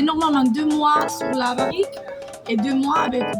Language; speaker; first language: French; non-native, fluent; Spanish